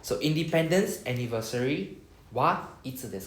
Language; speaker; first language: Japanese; non-native, fluent; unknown